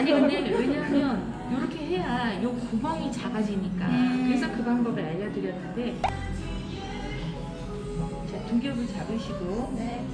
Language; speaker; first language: Korean; native; Korean